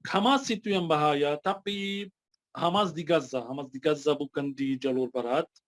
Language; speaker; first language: Indonesian; non-native, fluent; Arabic